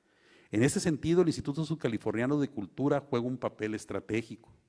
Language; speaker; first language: Spanish; native; Spanish